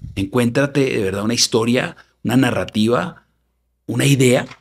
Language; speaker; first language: Spanish; native; Spanish